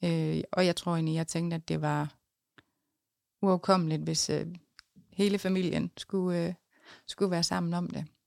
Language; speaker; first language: Danish; native; Danish